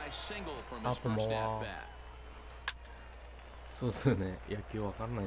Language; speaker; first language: Japanese; native; Japanese